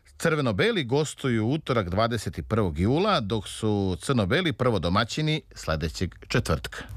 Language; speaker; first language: Serbian; native; Serbian